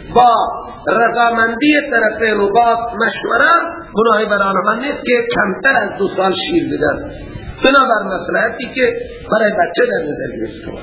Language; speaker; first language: Persian; non-native, local second language; Baluchi